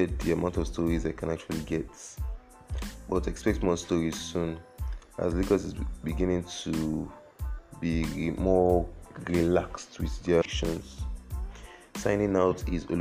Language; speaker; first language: English; non-native, local second language; Yoruba